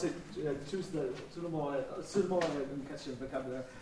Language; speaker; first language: French; non-native, learner; English